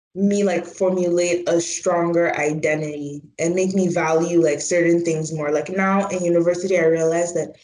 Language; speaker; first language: English; non-native, local second language; Igbo